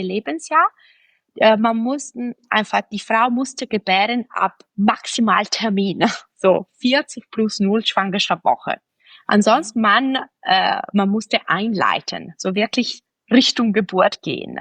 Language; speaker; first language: German; non-native, fluent; Italian